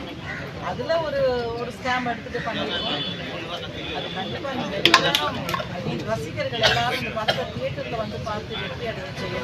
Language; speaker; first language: Tamil; non-native, fluent; English